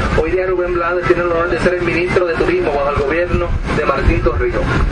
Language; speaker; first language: Spanish; native; Spanish